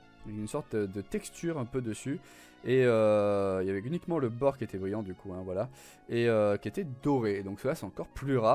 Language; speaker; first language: French; native; French